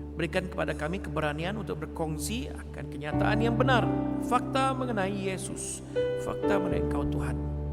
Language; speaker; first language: Malay; non-native, local second language; Iban